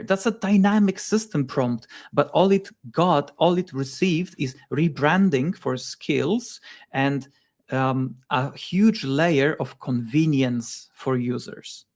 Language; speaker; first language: English; non-native, fluent; Polish